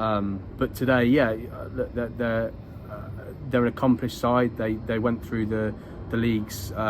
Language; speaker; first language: English; native; English